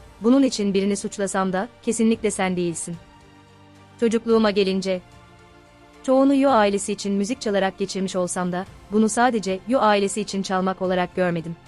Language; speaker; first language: Turkish; native; Turkish